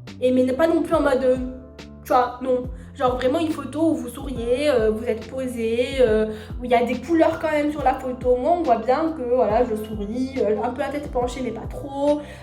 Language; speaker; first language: French; non-native, local second language; Arabic